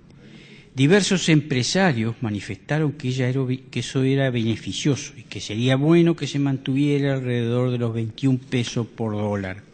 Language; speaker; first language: Spanish; native; Spanish